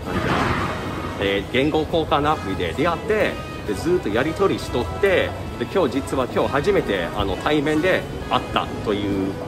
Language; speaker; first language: Japanese; non-native, fluent; English